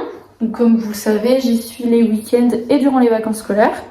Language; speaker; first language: French; native; French